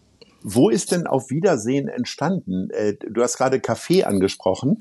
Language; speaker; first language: German; native; German